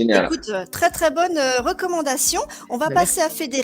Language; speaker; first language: French; native; French